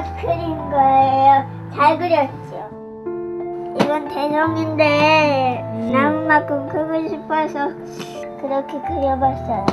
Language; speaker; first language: Korean; native; Korean